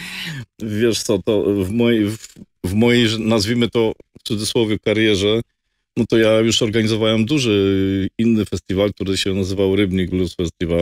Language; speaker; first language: Polish; native; Polish